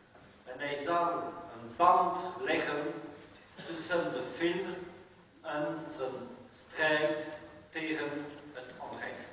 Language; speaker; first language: Dutch; non-native, local second language; French